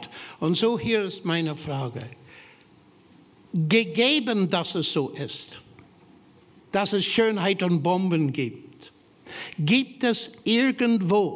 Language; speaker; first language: German; non-native, fluent; English